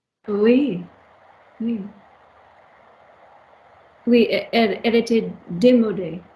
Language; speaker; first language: French; non-native, learner; English